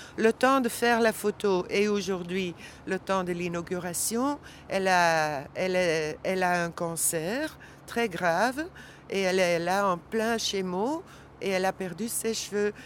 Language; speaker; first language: French; non-native, local second language; Dutch